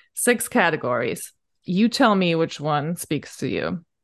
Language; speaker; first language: English; non-native, fluent; German